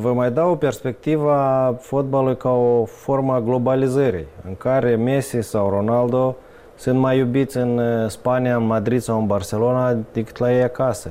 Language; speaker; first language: Romanian; native; Romanian